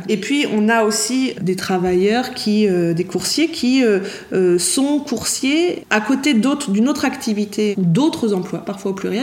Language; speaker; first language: French; native; French